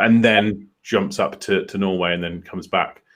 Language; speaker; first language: English; native; English